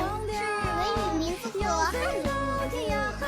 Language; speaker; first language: Chinese; non-native, local second language; Uyghur